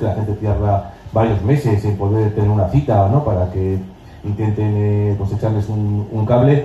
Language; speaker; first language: Spanish; native; Spanish